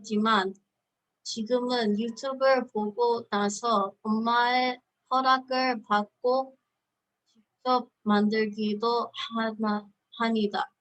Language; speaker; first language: Korean; early bilingual, heritage; Korean